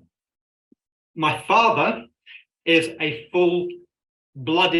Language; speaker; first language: English; native; English